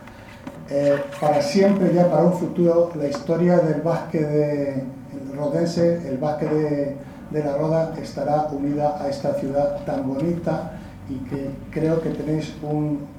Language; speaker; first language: Spanish; native; Spanish